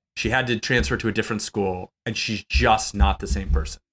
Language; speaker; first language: English; native; English